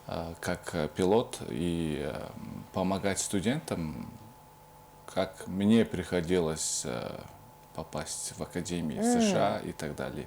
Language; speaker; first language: Russian; non-native, fluent; Mongolian